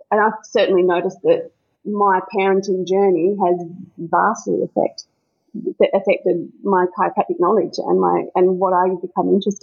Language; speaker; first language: English; native; English